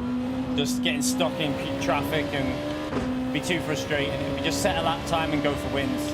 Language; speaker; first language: English; native; English